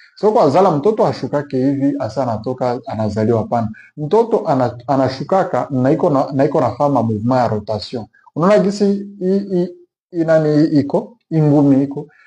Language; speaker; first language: Swahili; native; Swahili